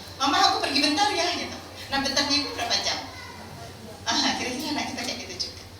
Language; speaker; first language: Indonesian; native; Indonesian